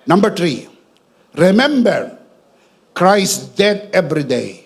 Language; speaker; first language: English; non-native, local second language; Filipino